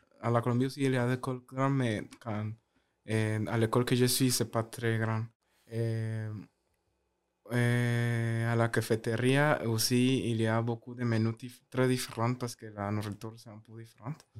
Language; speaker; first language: French; non-native, learner; Spanish